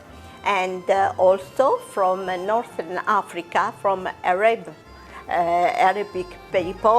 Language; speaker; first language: English; non-native, fluent; Italian